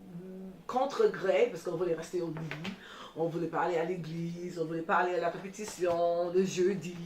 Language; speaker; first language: French; non-native, fluent; English